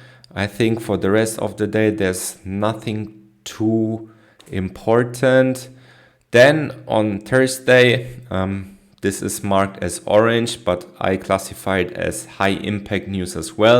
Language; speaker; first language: English; non-native, fluent; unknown